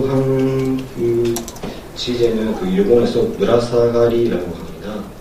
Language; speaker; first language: Korean; non-native, learner; Japanese